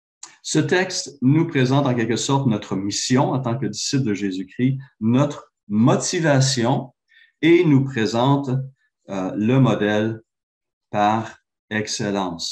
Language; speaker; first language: French; native; French